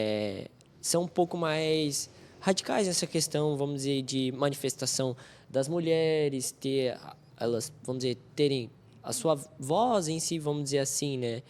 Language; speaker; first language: Portuguese; native; Portuguese